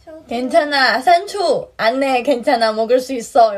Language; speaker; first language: Korean; non-native, fluent; Chinese